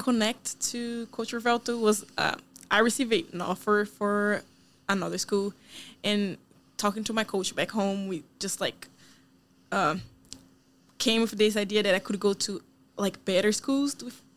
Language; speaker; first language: English; non-native, fluent; Portuguese